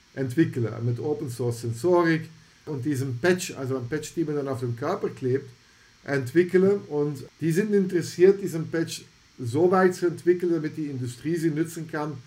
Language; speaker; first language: German; non-native, fluent; Dutch